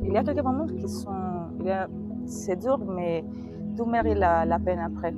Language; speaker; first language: French; non-native, learner; Spanish